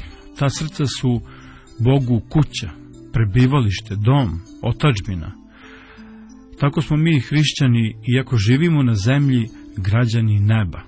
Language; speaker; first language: Serbian; native; Serbian